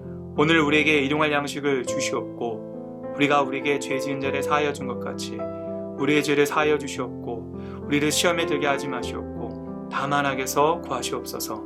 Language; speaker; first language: Korean; native; Korean